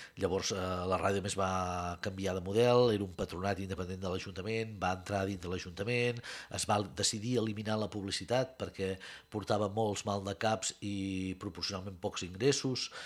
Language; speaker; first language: Catalan; native; Catalan